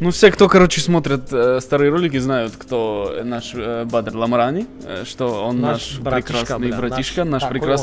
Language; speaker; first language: Russian; native; Russian